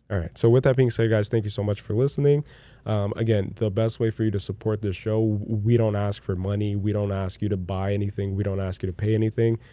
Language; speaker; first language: English; non-native, fluent; Portuguese